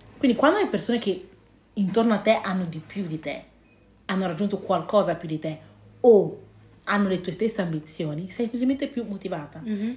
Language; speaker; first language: Italian; early bilingual, other home language; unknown